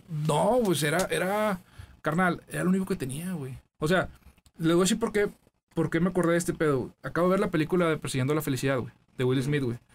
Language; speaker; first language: Spanish; native; Spanish